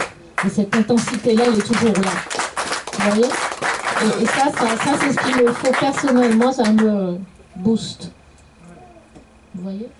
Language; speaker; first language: French; native; French